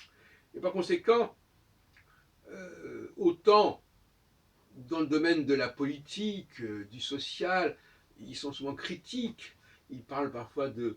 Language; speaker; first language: French; native; French